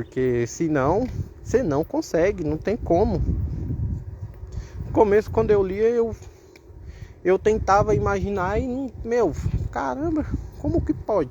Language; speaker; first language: Portuguese; native; Portuguese